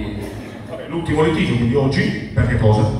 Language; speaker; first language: Italian; native; Italian